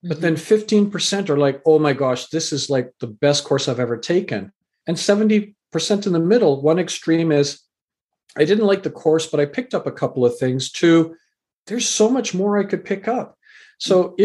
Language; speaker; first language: English; native; English